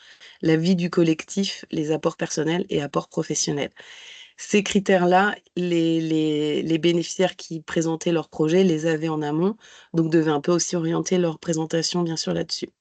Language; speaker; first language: French; native; French